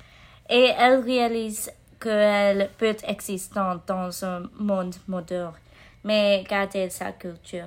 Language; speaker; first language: French; non-native, learner; English